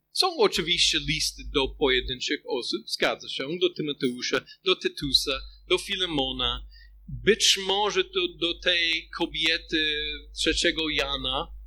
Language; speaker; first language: Polish; non-native, fluent; English